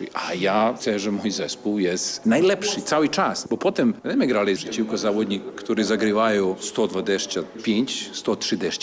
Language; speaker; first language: Polish; non-native, fluent; Serbian